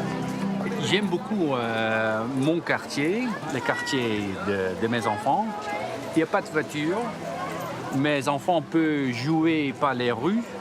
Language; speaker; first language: French; non-native, learner; Dutch